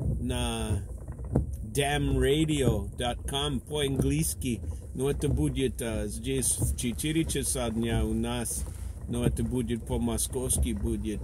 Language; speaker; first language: Russian; non-native, fluent; English